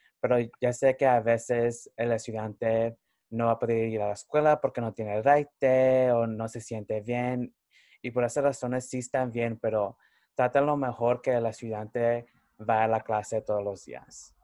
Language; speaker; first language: Spanish; early bilingual, heritage; Spanish